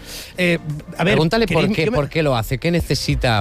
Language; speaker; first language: Spanish; native; Spanish